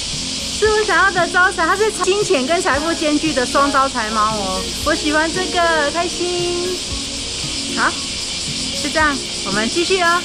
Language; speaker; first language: Chinese; native; Chinese